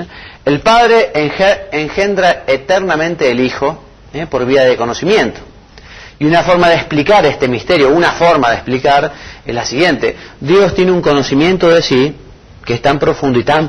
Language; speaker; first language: Spanish; native; Spanish